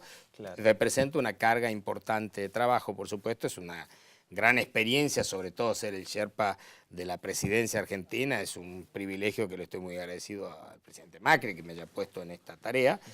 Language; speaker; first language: Spanish; native; Spanish